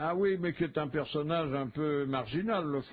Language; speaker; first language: French; native; French